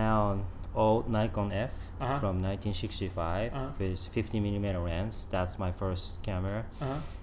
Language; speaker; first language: English; non-native, learner; Japanese